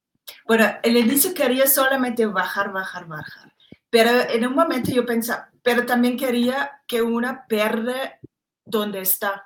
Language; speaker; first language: Spanish; non-native, fluent; German